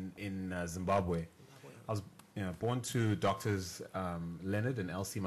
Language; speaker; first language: English; non-native, local second language; North Ndebele